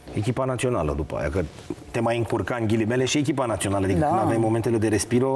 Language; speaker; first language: Romanian; native; Romanian